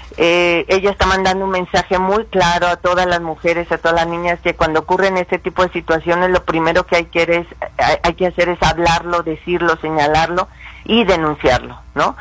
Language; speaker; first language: Spanish; native; Spanish